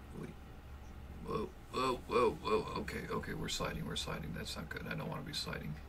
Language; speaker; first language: English; native; English